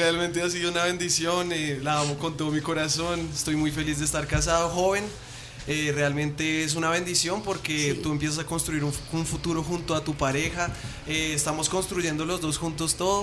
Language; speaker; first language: Spanish; native; Spanish